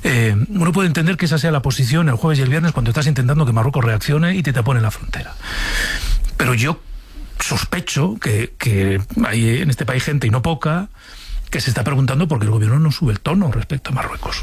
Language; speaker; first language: Spanish; native; Spanish